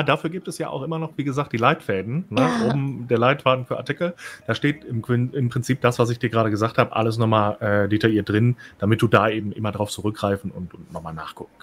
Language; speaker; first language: German; native; German